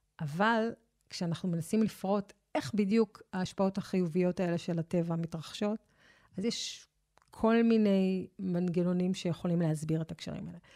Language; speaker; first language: Hebrew; native; Hebrew